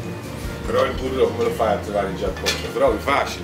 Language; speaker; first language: Italian; native; Italian